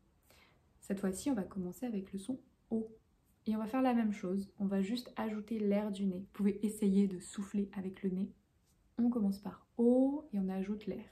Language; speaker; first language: French; native; French